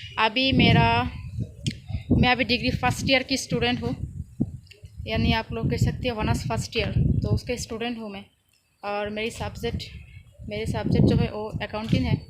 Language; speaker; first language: Urdu; non-native, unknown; Bangla